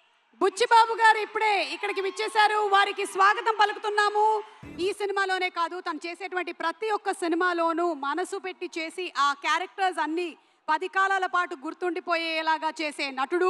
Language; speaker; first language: Telugu; native; Telugu